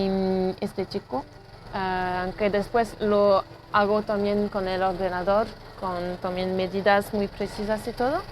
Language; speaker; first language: Spanish; non-native, fluent; French